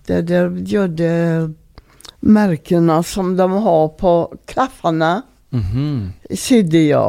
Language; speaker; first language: Swedish; non-native, fluent; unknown